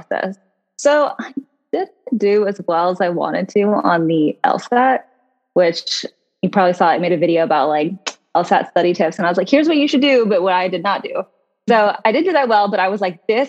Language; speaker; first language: English; native; English